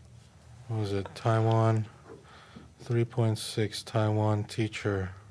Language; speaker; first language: English; native; English